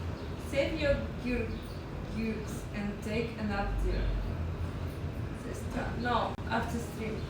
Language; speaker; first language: English; non-native, learner; Russian